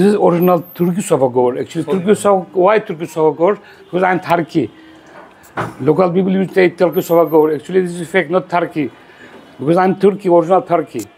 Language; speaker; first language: English; non-native, learner; Turkish